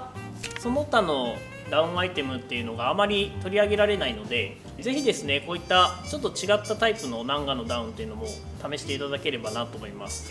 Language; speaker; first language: Japanese; native; Japanese